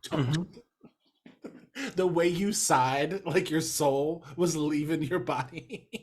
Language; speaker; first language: English; native; English